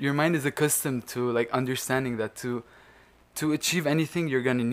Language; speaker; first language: English; non-native, fluent; Arabic